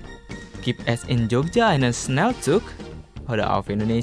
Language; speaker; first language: German; non-native, fluent; Indonesian